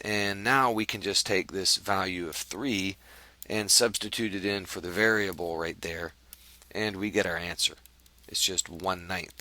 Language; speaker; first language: English; native; English